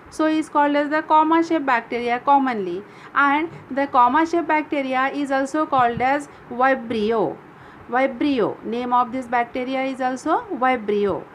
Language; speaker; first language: English; non-native, local second language; Marathi